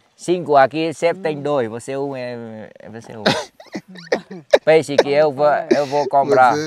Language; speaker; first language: Portuguese; non-native, learner; Vietnamese